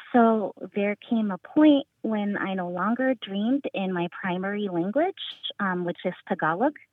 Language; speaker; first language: English; early bilingual, other home language; Filipino